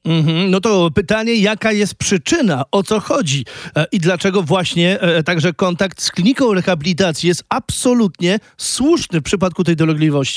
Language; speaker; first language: Polish; native; Polish